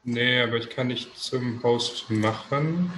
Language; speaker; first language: German; native; German